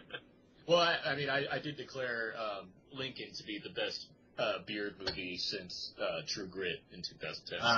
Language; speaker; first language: English; native; English